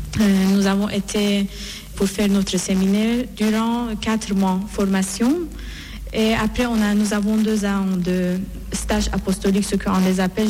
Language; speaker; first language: French; non-native, fluent; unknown